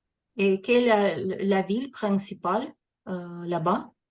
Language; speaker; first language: French; non-native, learner; Russian